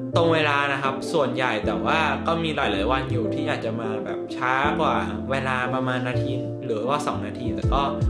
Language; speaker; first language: Thai; native; Thai